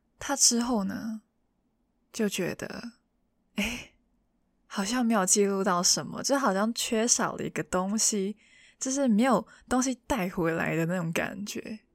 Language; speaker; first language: Chinese; non-native, local second language; Cantonese